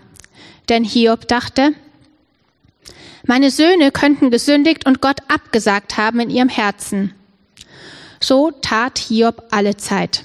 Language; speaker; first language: German; native; German